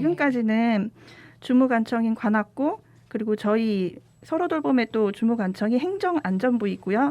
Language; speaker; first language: Korean; native; Korean